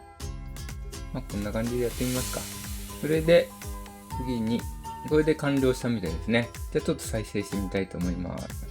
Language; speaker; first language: Japanese; native; Japanese